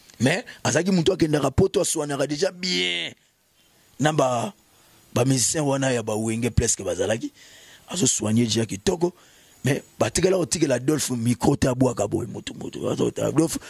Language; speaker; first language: Lingala; native; Lingala